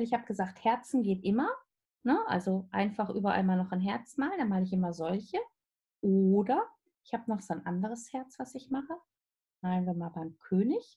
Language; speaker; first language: German; native; German